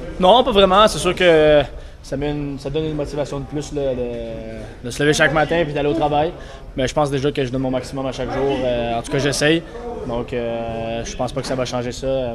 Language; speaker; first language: French; native; French